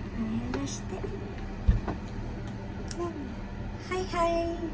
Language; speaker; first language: Japanese; non-native, fluent; Filipino